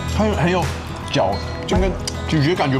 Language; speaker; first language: Chinese; native; Chinese